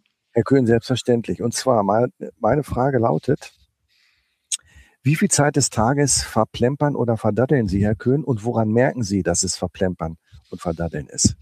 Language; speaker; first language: German; native; German